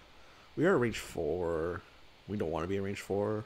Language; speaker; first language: English; native; English